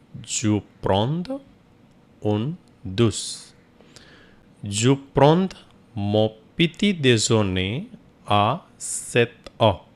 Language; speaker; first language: French; non-native, fluent; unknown